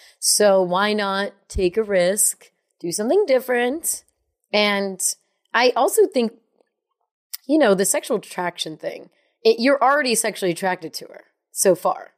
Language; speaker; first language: English; native; English